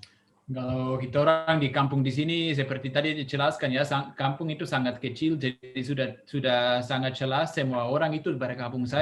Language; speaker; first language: Indonesian; non-native, fluent; Swiss German